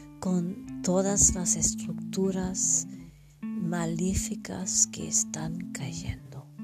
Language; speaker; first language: Spanish; non-native, fluent; French